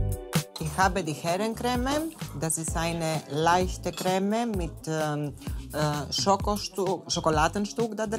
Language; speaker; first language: German; non-native, fluent; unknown